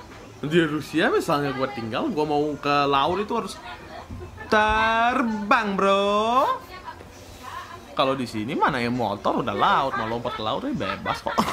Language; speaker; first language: Indonesian; non-native, fluent; Russian